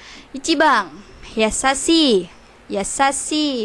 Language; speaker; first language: Japanese; non-native, learner; Indonesian